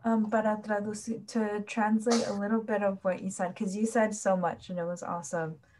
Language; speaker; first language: English; early bilingual, other home language; Spanish